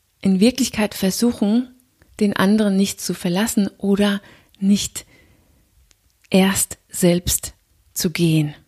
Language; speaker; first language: German; non-native, fluent; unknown